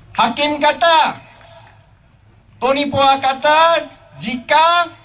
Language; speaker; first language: Malay; non-native, local second language; Chinese